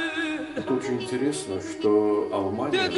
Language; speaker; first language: Russian; non-native, local second language; Azerbaijani